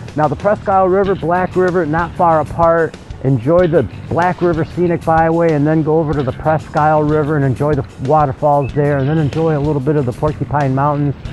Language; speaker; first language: English; native; English